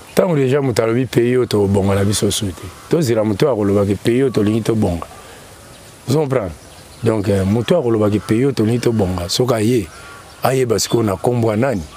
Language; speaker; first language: Lingala; native; Lingala